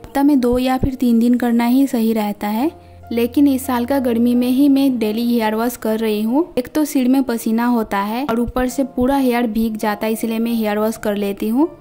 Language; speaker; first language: Hindi; non-native, local second language; Bangla